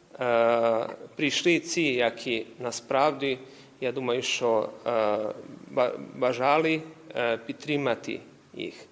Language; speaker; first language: Ukrainian; early bilingual, heritage; Ukrainian